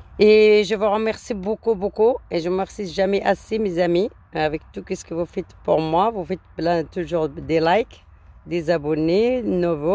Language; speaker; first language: French; non-native, learner; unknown